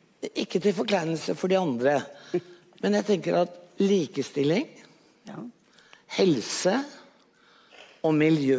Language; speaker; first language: Norwegian; native; Norwegian